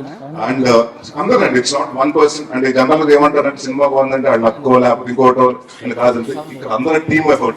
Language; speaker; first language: Telugu; native; Telugu